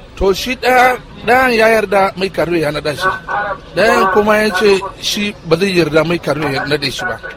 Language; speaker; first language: Hausa; non-native, local second language; Kanuri